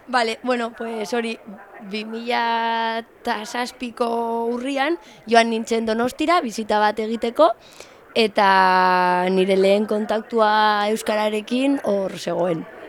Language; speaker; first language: Basque; non-native, learner; Catalan